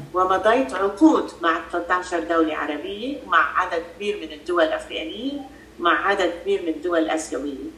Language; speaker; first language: Arabic; native; Arabic